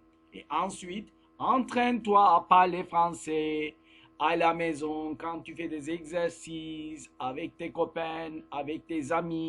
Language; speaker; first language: French; non-native, fluent; Turkish